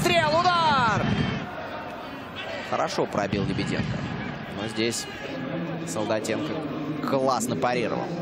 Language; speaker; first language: Russian; native; Russian